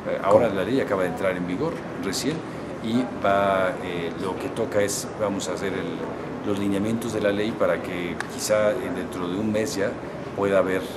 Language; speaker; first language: Spanish; native; Spanish